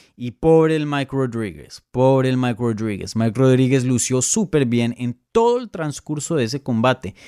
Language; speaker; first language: Spanish; native; Spanish